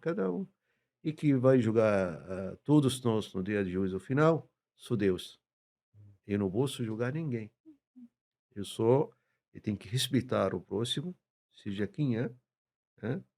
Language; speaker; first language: Portuguese; non-native, fluent; Arabic